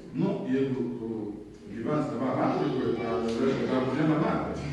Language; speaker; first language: Lithuanian; non-native, learner; Igbo